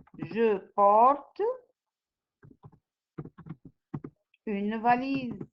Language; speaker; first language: French; non-native, fluent; Arabic